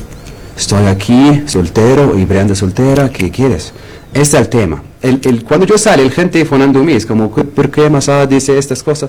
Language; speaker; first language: Spanish; non-native, learner; Arabic